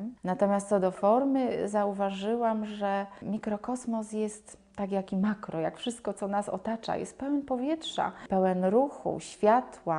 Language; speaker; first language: Polish; native; Polish